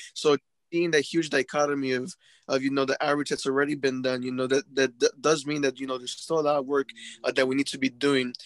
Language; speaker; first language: English; early bilingual, other home language; Spanish